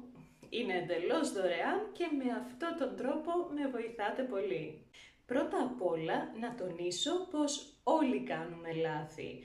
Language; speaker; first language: Greek; native; Greek